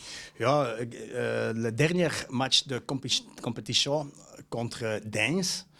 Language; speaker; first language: French; non-native, local second language; Dutch